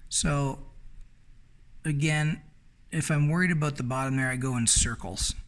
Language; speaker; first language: English; native; English